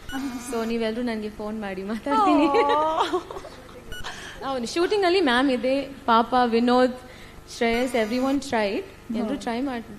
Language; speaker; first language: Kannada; non-native, learner; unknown